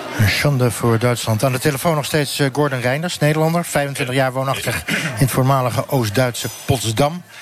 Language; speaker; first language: Dutch; native; Dutch